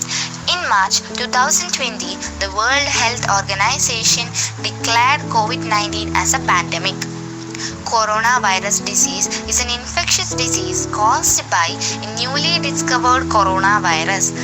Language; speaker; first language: English; non-native, local second language; Malayalam